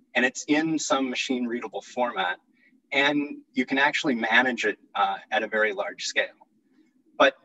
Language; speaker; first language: English; native; English